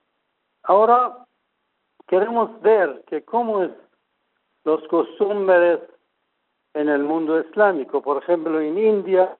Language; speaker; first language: Spanish; non-native, fluent; Persian